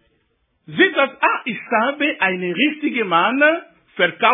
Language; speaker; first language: German; non-native, learner; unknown